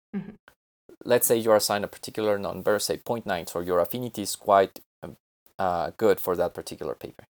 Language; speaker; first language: English; non-native, fluent; Spanish